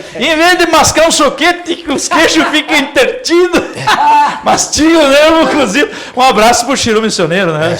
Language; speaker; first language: Portuguese; native; Portuguese